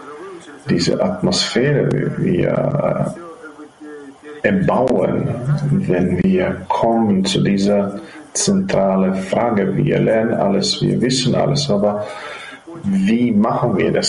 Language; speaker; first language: German; non-native, fluent; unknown